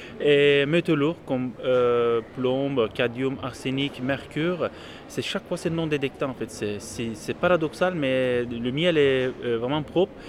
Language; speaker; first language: French; non-native, fluent; Turkish